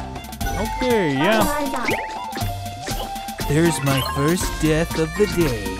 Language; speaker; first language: English; native; English